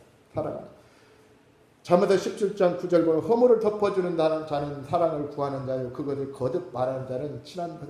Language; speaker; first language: Korean; native; Korean